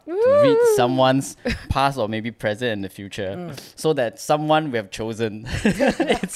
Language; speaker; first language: English; non-native, local second language; Chinese